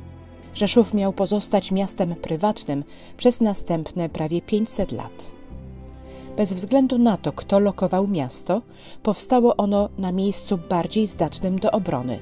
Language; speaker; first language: Polish; native; Polish